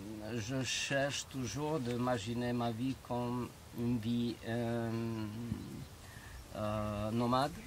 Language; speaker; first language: French; non-native, fluent; Italian